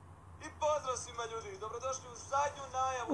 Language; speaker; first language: Bosnian; native; Bosnian